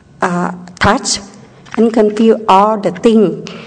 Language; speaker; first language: English; non-native, learner; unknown